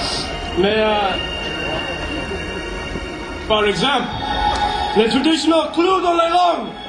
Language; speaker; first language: French; non-native, fluent; English